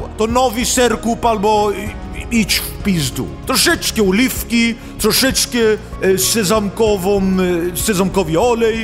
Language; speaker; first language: Polish; early bilingual, heritage; Polish